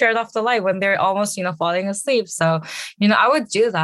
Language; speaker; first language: English; early bilingual, other home language; Korean